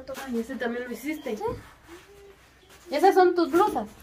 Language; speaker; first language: Spanish; native; Spanish